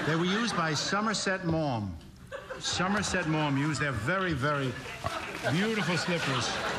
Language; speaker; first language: English; native; English